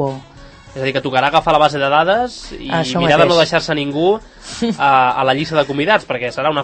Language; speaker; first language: Catalan; native; Catalan